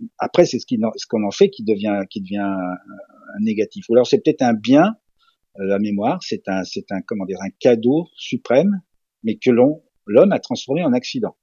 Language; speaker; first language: French; early bilingual, other home language; Serbian